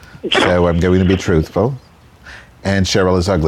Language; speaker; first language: English; native; English